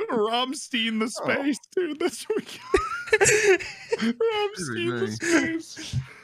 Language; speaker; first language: English; native; English